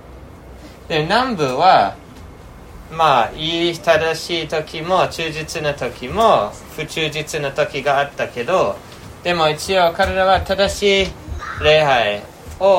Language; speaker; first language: Japanese; non-native, fluent; English